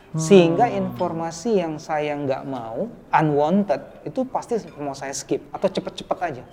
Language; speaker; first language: Indonesian; native; Indonesian